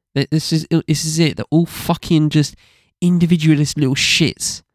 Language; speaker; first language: English; native; English